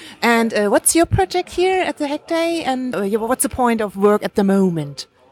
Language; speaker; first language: English; non-native, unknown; German